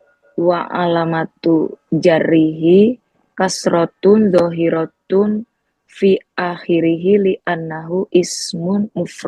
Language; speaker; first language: Arabic; non-native, learner; Indonesian